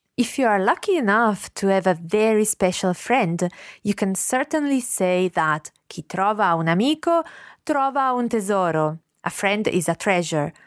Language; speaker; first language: English; non-native, fluent; Italian